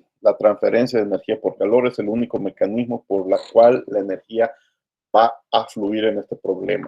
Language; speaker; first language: Spanish; native; Spanish